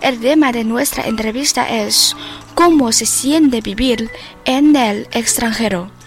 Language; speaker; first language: Spanish; non-native, fluent; Chinese